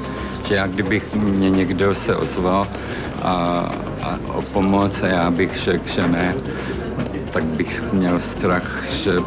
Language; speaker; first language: Czech; non-native, local second language; Slovak